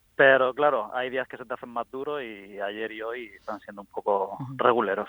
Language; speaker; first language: Spanish; native; Spanish